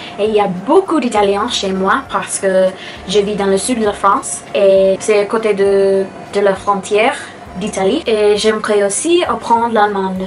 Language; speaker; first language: French; non-native, learner; English